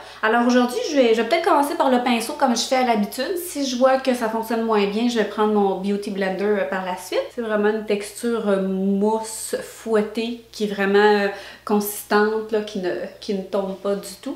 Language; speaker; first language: French; native; French